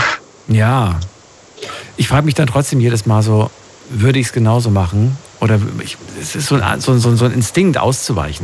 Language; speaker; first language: German; native; German